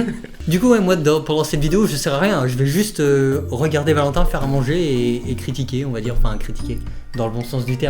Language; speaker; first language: French; native; French